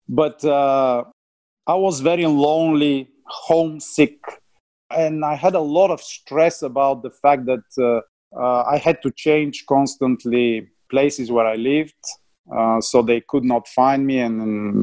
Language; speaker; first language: English; non-native, fluent; Bulgarian